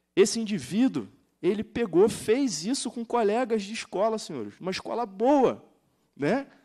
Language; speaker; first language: Portuguese; native; Portuguese